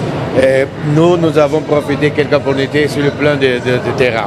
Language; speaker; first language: French; non-native, learner; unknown